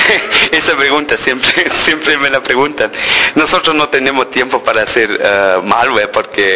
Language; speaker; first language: Spanish; early bilingual, heritage; Spanish